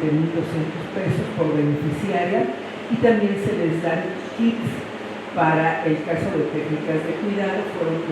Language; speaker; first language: Spanish; native; Spanish